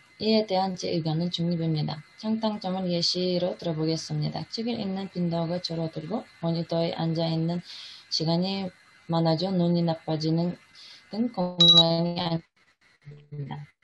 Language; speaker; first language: Korean; non-native, learner; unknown